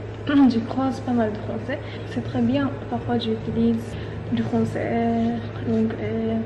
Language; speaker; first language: French; non-native, learner; Japanese